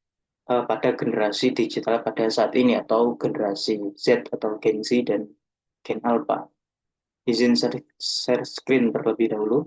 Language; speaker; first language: Indonesian; native; Indonesian